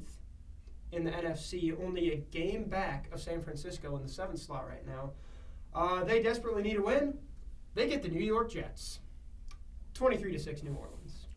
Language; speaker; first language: English; native; English